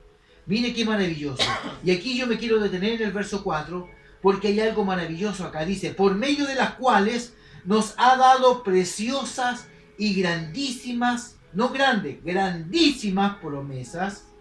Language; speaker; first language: Spanish; native; Spanish